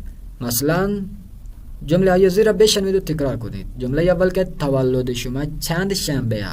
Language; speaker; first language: Persian; non-native, fluent; Urdu